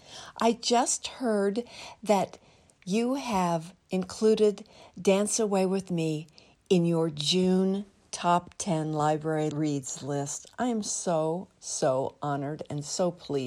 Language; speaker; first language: English; native; English